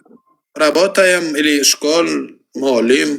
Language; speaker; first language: Russian; non-native, learner; Turkmen